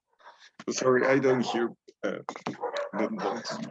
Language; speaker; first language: English; non-native, learner; Spanish